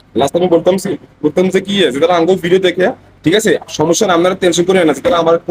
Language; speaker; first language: Bangla; non-native, fluent; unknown